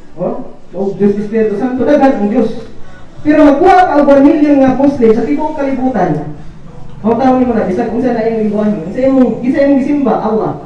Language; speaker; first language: Cebuano; non-native, local second language; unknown